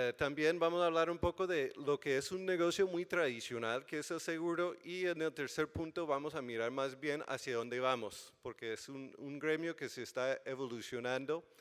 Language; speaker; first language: Spanish; non-native, fluent; English